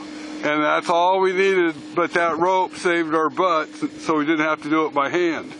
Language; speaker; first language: English; native; English